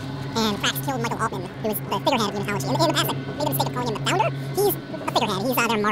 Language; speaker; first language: English; native; English